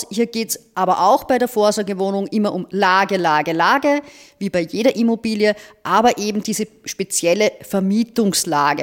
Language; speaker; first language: German; native; German